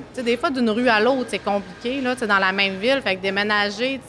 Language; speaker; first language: French; native; French